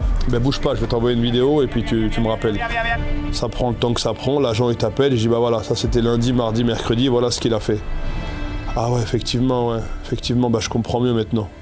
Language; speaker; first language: French; native; French